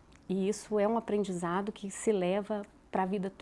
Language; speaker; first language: Portuguese; native; Portuguese